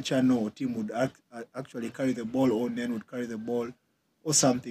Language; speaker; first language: English; non-native, local second language; Ganda